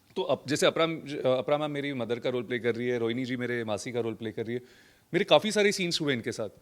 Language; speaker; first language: Hindi; non-native, local second language; Gujarati